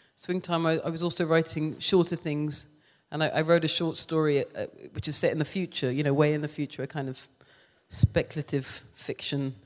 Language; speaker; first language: English; native; English